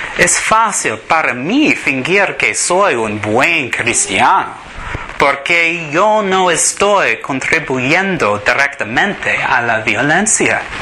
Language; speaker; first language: Spanish; non-native, learner; English